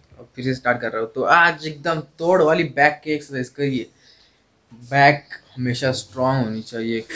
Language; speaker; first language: Hindi; non-native, local second language; Marathi